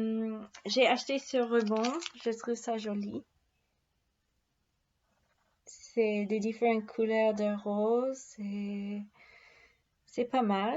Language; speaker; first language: French; non-native, fluent; English